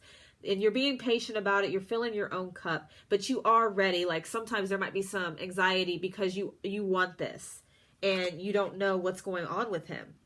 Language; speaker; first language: English; native; English